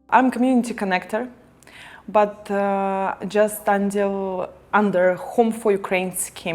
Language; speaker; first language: English; non-native, learner; Ukrainian